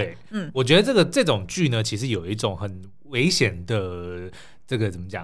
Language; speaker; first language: Chinese; native; Chinese